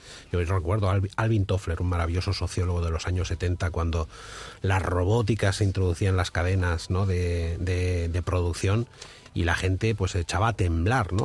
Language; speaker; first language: Spanish; native; Spanish